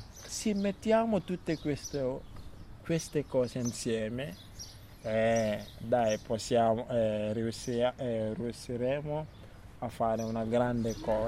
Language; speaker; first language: Italian; non-native, learner; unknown